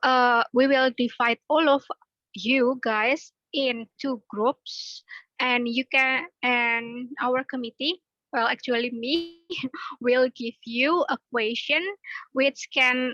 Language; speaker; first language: English; non-native, learner; Indonesian